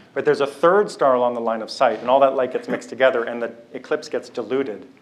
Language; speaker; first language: English; native; English